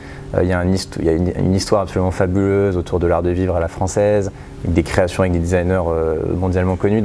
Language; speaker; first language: French; native; French